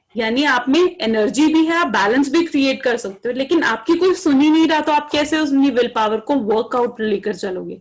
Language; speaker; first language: Hindi; native; Hindi